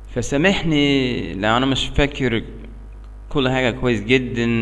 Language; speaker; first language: Arabic; non-native, learner; English